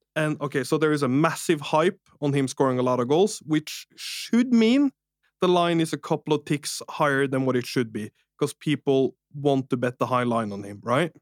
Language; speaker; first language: English; non-native, fluent; Norwegian